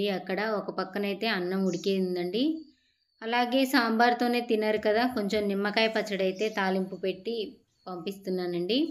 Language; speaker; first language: Telugu; native; Telugu